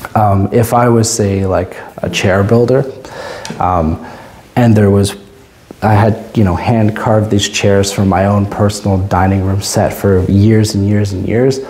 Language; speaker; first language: English; native; English